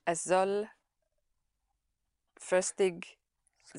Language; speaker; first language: German; non-native, learner; English